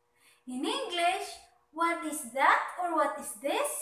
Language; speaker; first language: English; non-native, local second language; Cebuano